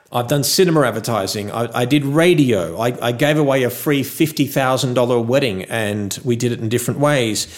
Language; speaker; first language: English; native; English